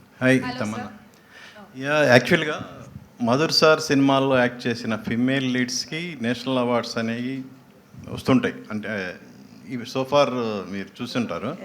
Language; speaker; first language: Telugu; native; Telugu